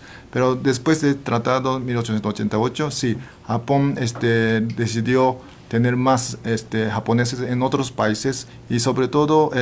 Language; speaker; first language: Spanish; non-native, fluent; Japanese